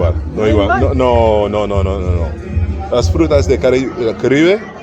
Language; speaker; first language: Spanish; non-native, learner; English